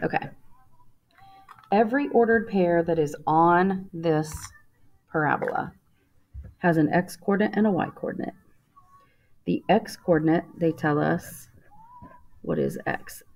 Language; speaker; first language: English; native; English